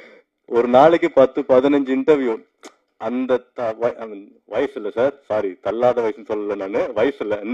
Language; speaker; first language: Tamil; native; Tamil